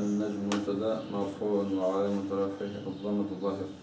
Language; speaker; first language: Arabic; non-native, learner; Chechen